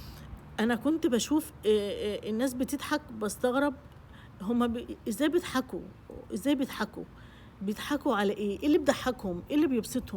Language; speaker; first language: Arabic; native; Arabic